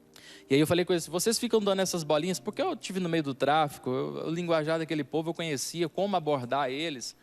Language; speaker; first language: Portuguese; native; Portuguese